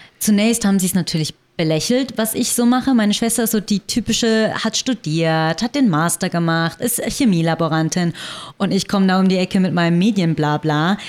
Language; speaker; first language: German; early bilingual, other home language; Vietnamese